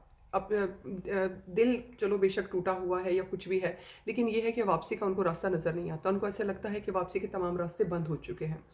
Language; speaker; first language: Hindi; native; Hindi